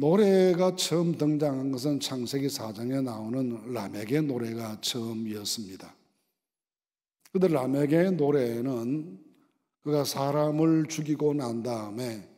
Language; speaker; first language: Korean; native; Korean